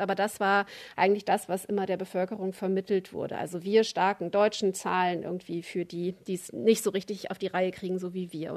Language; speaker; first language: German; native; German